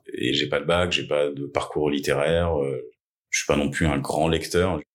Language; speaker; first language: French; native; French